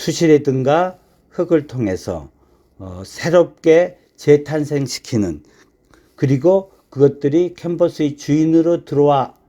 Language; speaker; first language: Korean; native; Korean